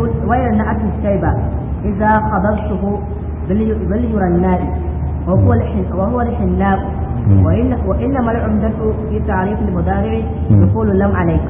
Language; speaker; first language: Arabic; non-native, fluent; Hausa